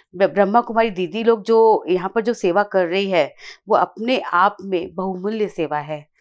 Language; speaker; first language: Hindi; native; Hindi